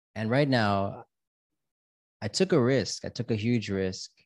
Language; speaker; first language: English; native; English